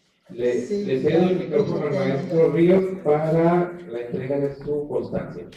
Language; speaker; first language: Spanish; native; Spanish